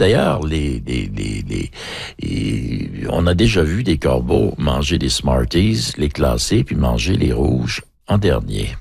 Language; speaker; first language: French; native; French